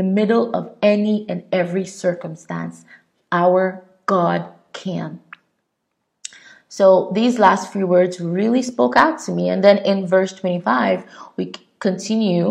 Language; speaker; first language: English; non-native, local second language; Igbo